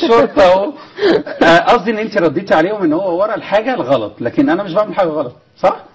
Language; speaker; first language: Arabic; native; Arabic